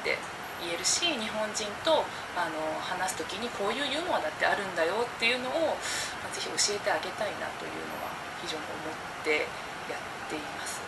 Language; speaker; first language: Japanese; native; Japanese